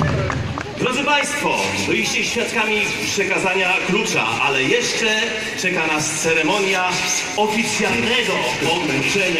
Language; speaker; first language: Polish; native; Polish